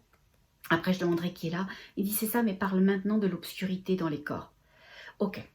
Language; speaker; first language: French; native; French